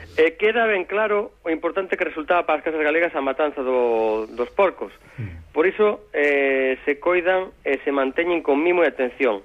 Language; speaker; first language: Galician; native; Galician